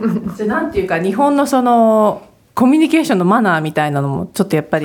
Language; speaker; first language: Japanese; native; Japanese